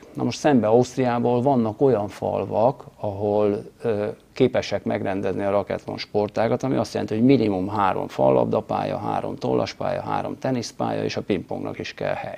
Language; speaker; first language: Hungarian; native; Hungarian